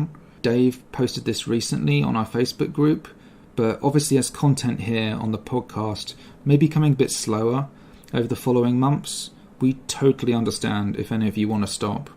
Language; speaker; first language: English; native; English